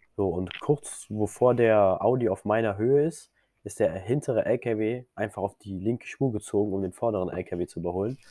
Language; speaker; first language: German; native; German